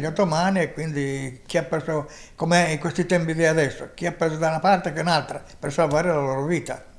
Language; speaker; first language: Italian; non-native, local second language; Albanian